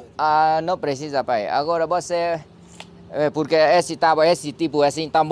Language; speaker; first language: Portuguese; non-native, learner; Vietnamese